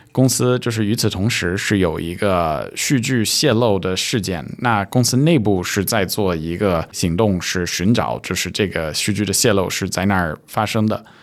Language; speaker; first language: Chinese; early bilingual, heritage; Chinese